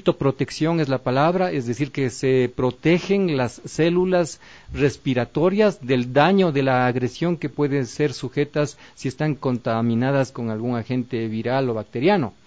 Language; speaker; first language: Spanish; native; Spanish